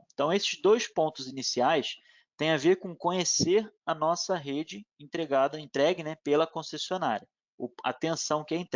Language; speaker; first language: Portuguese; native; Portuguese